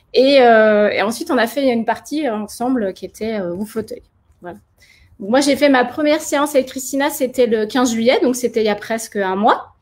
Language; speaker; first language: French; native; French